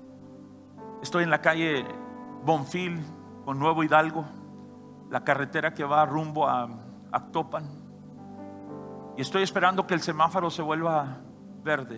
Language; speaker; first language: Spanish; native; Spanish